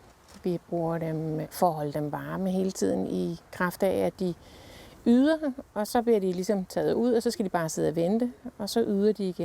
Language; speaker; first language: Danish; native; Danish